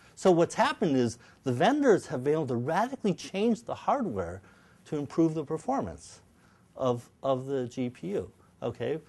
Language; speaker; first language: English; native; English